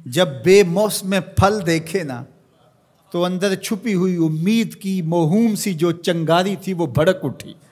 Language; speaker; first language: Urdu; non-native, local second language; Punjabi